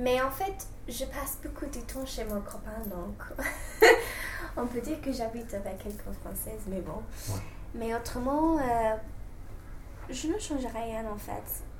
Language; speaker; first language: French; non-native, fluent; English